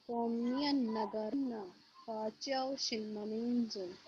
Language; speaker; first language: Chinese; non-native, learner; Urdu